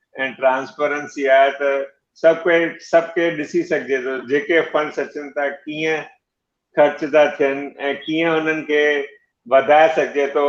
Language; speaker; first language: Sindhi; early bilingual, heritage; Sindhi